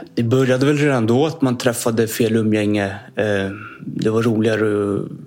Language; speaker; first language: Swedish; native; Swedish